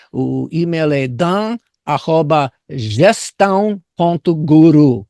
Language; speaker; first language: Portuguese; non-native, fluent; English